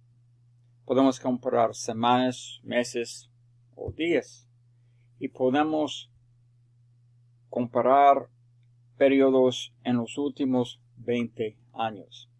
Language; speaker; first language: Spanish; non-native, fluent; English